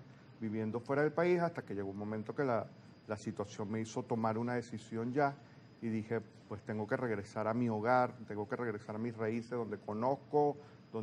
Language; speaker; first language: Spanish; native; Spanish